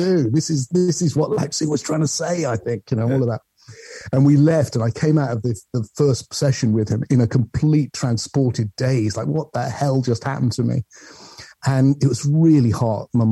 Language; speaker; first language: English; native; English